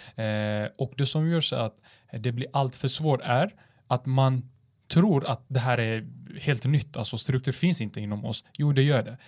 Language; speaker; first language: Swedish; early bilingual, other home language; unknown